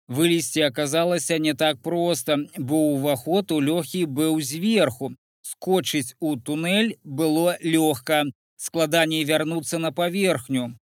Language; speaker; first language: Belarusian; native; Belarusian